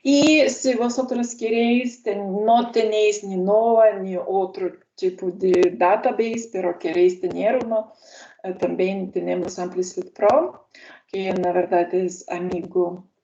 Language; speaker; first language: Spanish; non-native, learner; Lithuanian